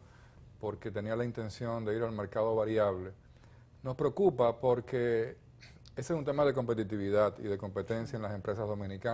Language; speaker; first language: Spanish; native; Spanish